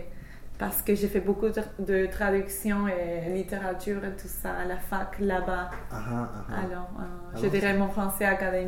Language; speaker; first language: French; non-native, fluent; English